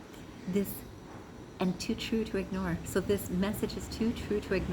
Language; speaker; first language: English; native; English